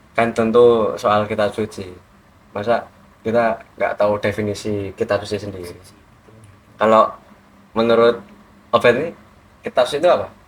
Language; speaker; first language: Indonesian; native; Indonesian